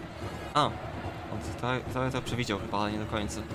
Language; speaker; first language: Polish; native; Polish